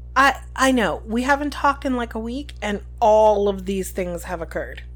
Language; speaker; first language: English; early bilingual, other home language; Spanish